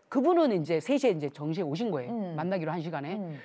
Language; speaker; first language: Korean; native; Korean